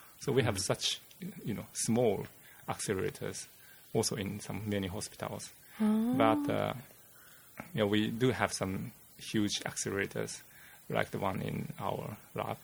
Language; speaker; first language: English; non-native, fluent; Japanese